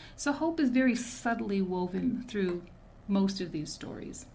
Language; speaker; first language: English; native; English